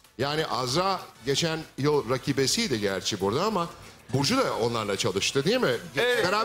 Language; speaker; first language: Turkish; native; Turkish